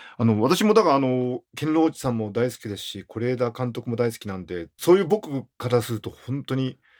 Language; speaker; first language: Japanese; native; Japanese